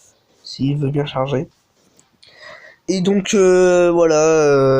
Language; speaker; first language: French; native; French